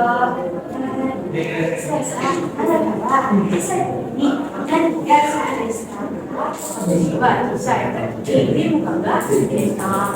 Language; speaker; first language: Japanese; non-native, fluent; Indonesian